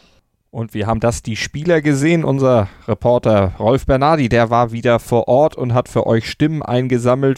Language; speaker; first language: German; native; German